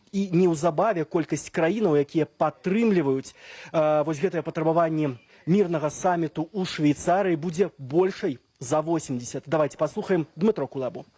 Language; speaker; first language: Belarusian; native; Belarusian